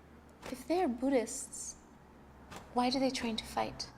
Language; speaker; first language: English; native; English